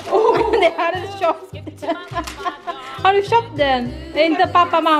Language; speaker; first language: Swedish; non-native, learner; Indonesian